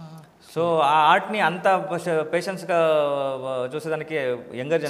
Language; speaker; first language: Telugu; non-native, learner; Kannada